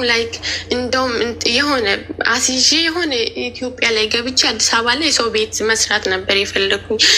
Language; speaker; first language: Amharic; native; Amharic